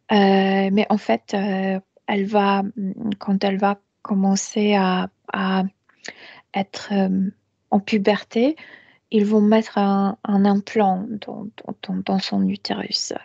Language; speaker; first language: French; non-native, fluent; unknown